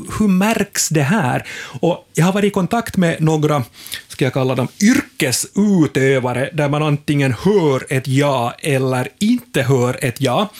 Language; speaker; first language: Swedish; native; Swedish